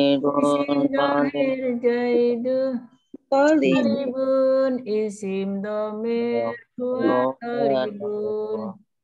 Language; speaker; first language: Arabic; non-native, learner; Indonesian